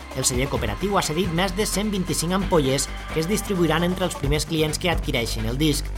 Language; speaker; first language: Catalan; native; Catalan